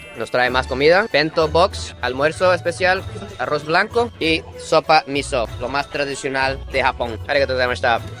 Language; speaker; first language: Spanish; non-native, fluent; Japanese